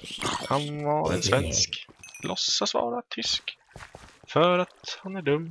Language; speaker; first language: Swedish; native; Swedish